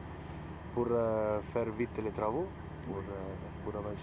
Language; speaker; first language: French; non-native, fluent; Italian